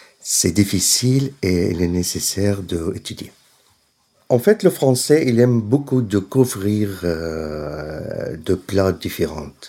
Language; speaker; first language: French; non-native, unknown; Arabic